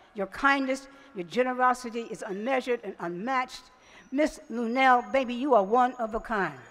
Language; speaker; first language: English; native; English